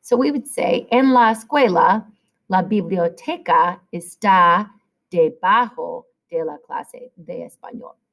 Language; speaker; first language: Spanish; non-native, fluent; English